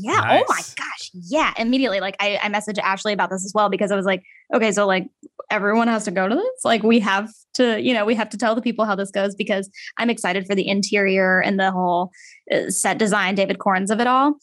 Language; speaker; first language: English; native; English